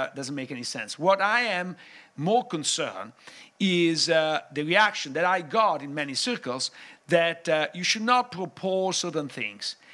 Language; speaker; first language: English; non-native, fluent; Italian